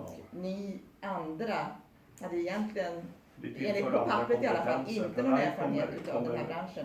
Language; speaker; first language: Swedish; native; Swedish